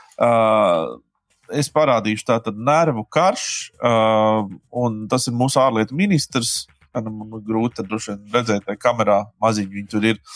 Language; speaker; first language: Latvian; native; Latvian